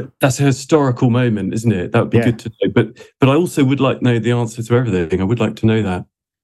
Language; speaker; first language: English; native; English